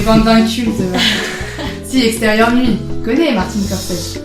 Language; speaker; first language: French; native; French